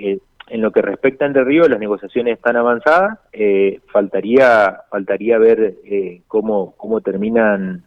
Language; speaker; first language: Spanish; native; Spanish